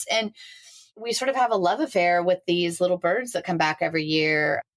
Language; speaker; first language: English; native; English